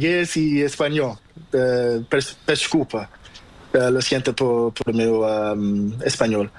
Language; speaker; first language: Spanish; non-native, learner; Portuguese